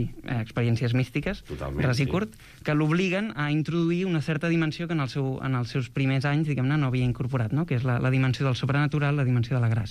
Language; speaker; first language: Catalan; native; Catalan